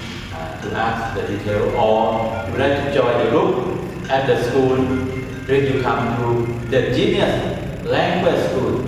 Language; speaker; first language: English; non-native, learner; Thai